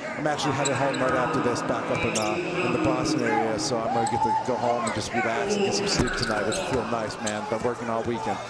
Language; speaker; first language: English; native; English